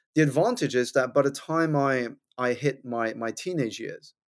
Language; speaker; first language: English; native; English